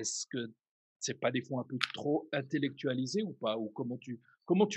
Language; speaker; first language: French; native; French